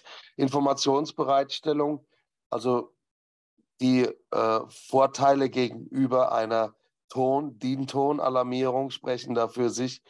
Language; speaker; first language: German; native; German